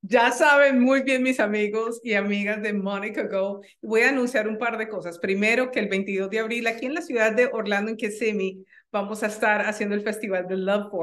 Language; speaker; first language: Spanish; native; Spanish